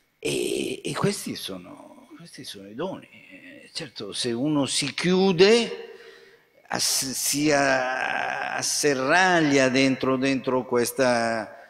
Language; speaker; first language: Italian; native; Italian